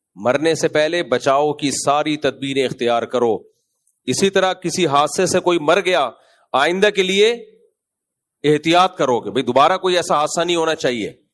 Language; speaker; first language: Urdu; native; Urdu